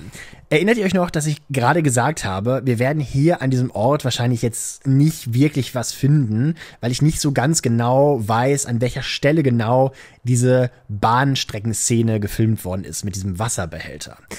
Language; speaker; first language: German; native; German